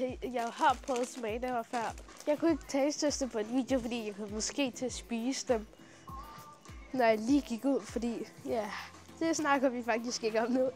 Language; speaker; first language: Danish; early bilingual, other home language; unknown